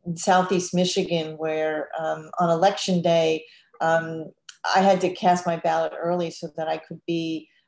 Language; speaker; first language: English; native; English